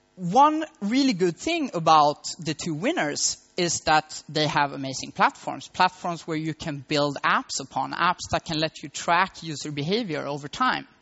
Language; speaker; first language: English; non-native, fluent; Swedish